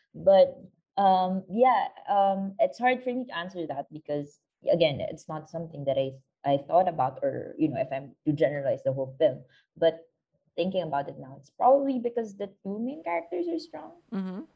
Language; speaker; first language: English; non-native, local second language; Filipino